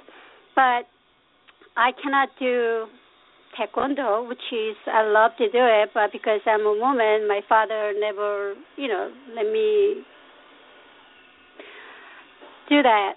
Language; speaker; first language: English; non-native, learner; Korean